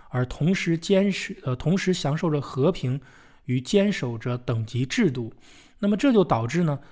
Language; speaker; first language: Chinese; native; Chinese